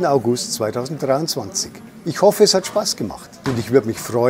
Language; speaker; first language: German; native; German